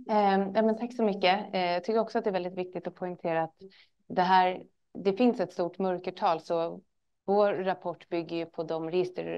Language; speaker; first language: Swedish; native; Swedish